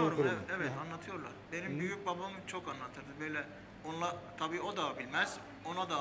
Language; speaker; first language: Turkish; early bilingual, heritage; Armenian